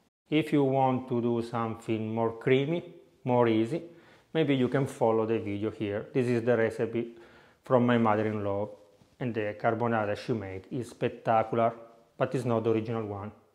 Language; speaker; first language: English; non-native, fluent; Italian